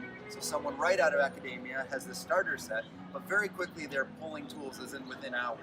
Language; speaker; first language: English; native; English